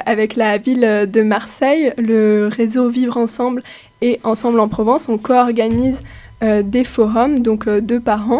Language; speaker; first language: French; native; French